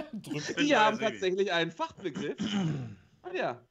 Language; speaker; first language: German; native; German